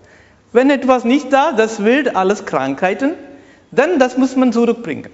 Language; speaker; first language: German; non-native, learner; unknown